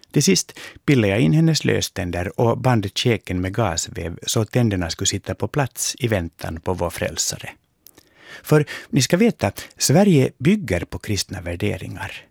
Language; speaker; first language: Swedish; native; Swedish